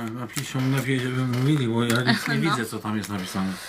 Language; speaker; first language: Polish; native; Polish